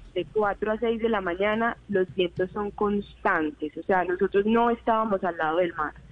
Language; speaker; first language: Spanish; native; Spanish